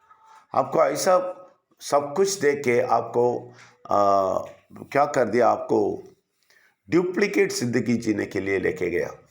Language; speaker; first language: Hindi; non-native, local second language; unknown